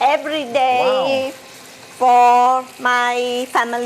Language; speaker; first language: English; non-native, fluent; Italian